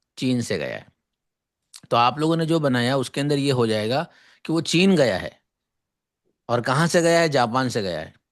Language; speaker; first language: Urdu; native; Urdu